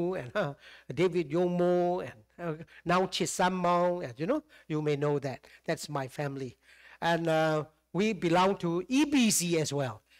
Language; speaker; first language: English; non-native, fluent; Burmese